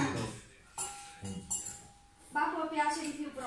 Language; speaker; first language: Italian; non-native, learner; Thai